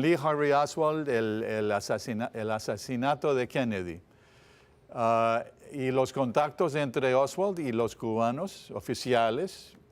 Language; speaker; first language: Spanish; non-native, fluent; English